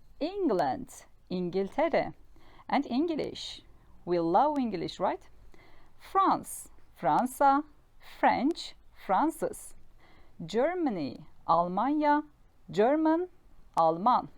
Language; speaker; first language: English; non-native, learner; Turkish